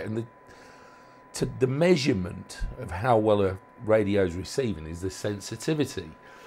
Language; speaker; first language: English; native; English